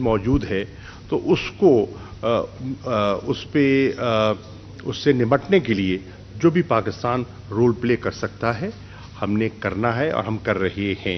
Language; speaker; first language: Urdu; non-native, local second language; Saraiki